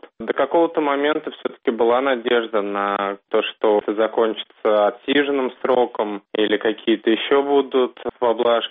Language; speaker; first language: Russian; native; Russian